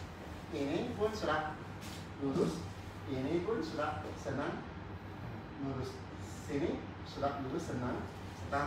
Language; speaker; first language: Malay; non-native, local second language; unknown